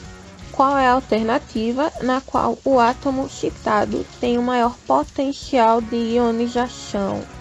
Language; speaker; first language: Portuguese; native; Portuguese